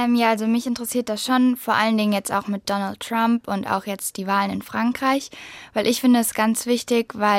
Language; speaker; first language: German; native; German